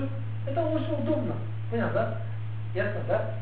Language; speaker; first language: Russian; non-native, learner; Tibetan